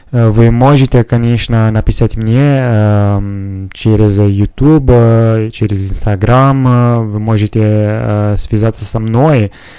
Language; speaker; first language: Russian; non-native, fluent; Italian